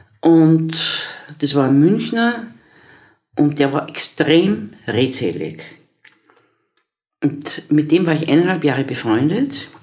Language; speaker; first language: German; native; German